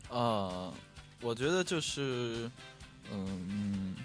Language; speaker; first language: Chinese; native; Chinese